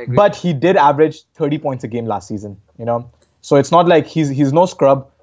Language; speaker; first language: English; non-native, local second language; Hindi